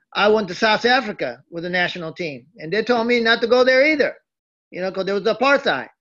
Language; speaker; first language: English; early bilingual, other home language; Japanese